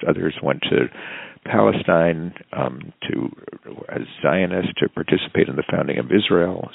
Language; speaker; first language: English; native; English